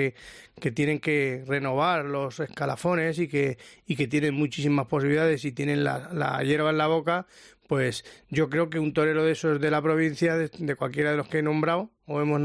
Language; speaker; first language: Spanish; native; Spanish